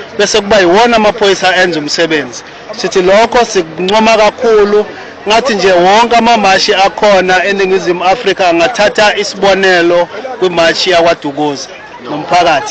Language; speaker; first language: Zulu; native; Zulu